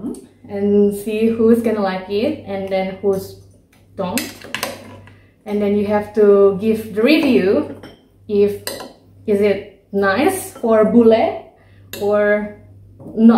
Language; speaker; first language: English; non-native, learner; Indonesian